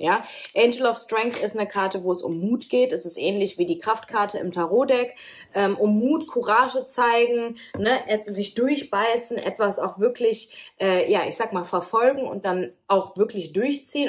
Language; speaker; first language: German; native; German